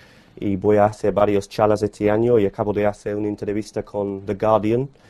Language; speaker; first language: Spanish; non-native, fluent; English